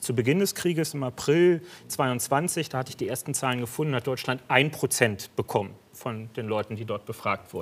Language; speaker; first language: German; native; German